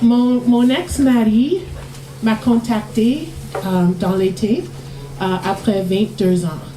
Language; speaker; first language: French; non-native, learner; English